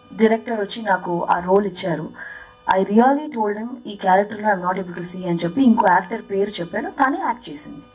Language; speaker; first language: Telugu; early bilingual, heritage; Telugu